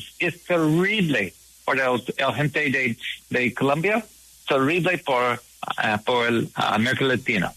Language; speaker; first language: Spanish; non-native, learner; English